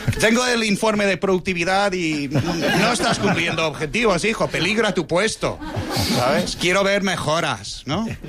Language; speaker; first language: Spanish; non-native, fluent; English